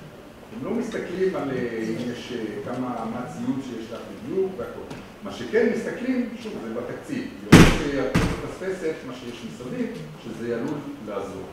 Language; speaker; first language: Hebrew; non-native, fluent; French